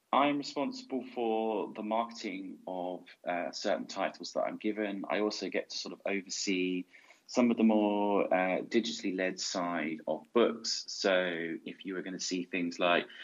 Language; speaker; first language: English; native; English